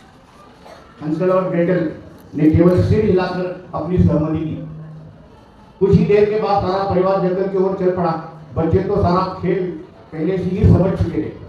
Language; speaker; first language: Hindi; non-native, local second language; Marathi